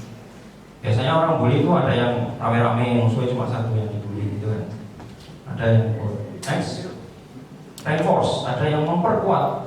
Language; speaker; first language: Indonesian; native; Indonesian